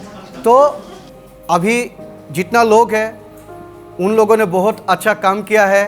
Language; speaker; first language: Hindi; non-native, local second language; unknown